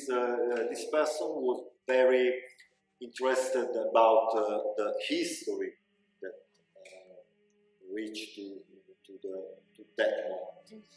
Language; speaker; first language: English; non-native, local second language; Italian